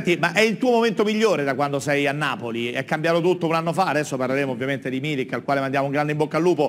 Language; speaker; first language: Italian; native; Italian